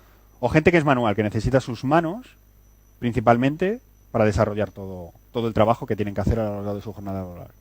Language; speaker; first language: Spanish; native; Spanish